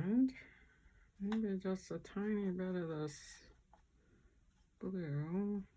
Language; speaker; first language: English; native; English